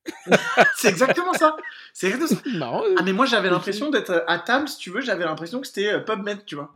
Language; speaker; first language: French; native; French